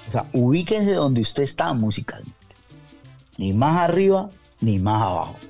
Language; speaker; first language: Spanish; native; Spanish